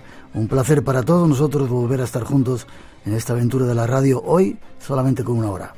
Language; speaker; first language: Spanish; native; Spanish